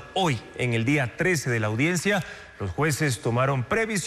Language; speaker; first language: Spanish; native; Spanish